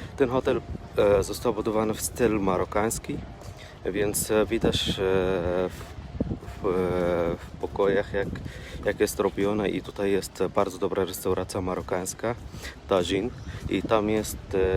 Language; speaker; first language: Polish; non-native, learner; Arabic